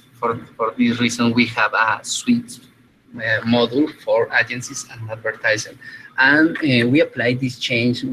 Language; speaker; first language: English; non-native, fluent; Spanish